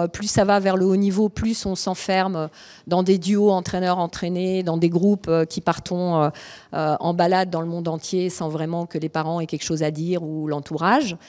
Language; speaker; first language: French; early bilingual, other home language; Romanian